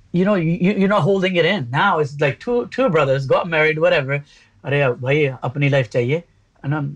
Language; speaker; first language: Punjabi; early bilingual, heritage; Punjabi